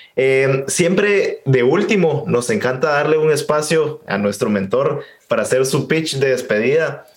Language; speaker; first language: Spanish; native; Spanish